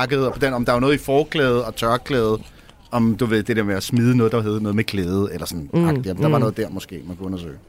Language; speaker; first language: Danish; native; Danish